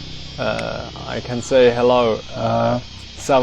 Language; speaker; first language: English; non-native, fluent; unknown